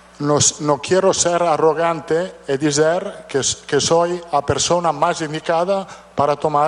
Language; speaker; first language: Portuguese; non-native, learner; Italian